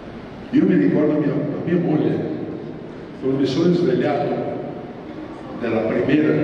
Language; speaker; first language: Italian; non-native, fluent; Portuguese